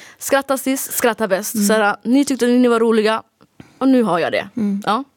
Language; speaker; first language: Swedish; early bilingual, other home language; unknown